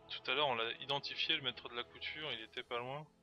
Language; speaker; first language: French; native; French